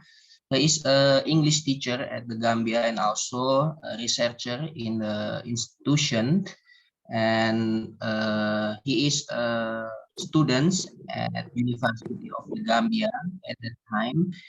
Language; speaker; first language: English; non-native, learner; Indonesian